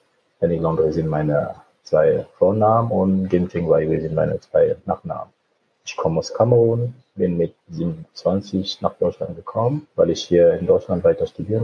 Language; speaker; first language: German; non-native, fluent; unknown